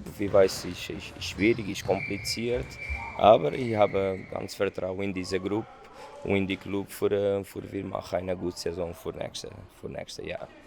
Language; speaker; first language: German; non-native, learner; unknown